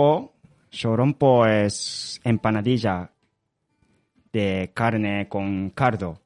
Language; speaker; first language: Spanish; non-native, learner; Japanese